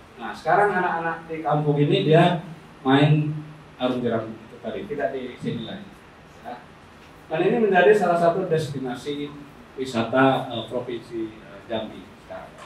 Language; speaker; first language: Indonesian; non-native, local second language; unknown